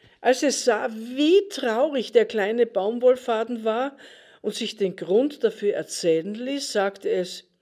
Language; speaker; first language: German; native; German